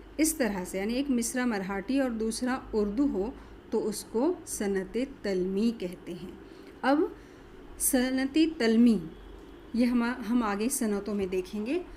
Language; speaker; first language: Urdu; native; Urdu